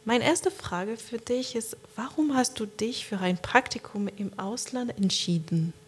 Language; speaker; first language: German; non-native, learner; French